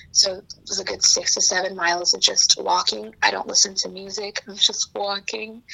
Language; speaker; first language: English; early bilingual, other home language; Chinese